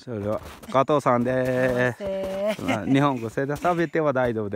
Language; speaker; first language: Japanese; non-native, learner; Hindi